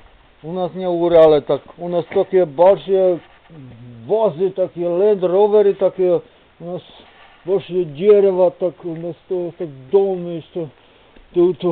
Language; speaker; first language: Russian; non-native, learner; Czech